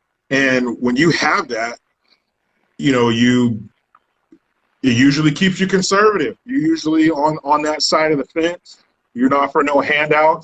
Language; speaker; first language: English; native; English